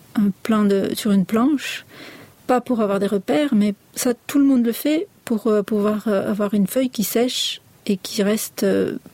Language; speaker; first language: French; native; French